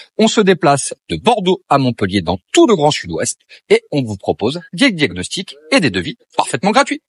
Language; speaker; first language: French; native; French